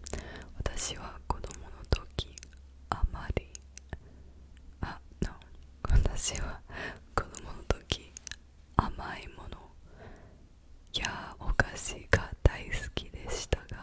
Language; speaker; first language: Japanese; non-native, learner; English